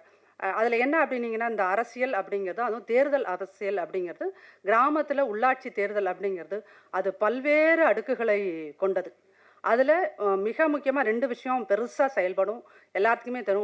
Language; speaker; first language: Tamil; native; Tamil